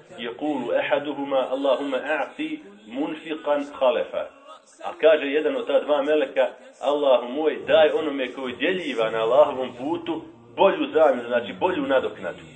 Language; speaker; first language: Bosnian; native; Bosnian